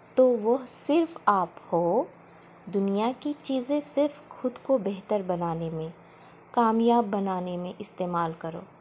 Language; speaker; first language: Hindi; non-native, local second language; Marathi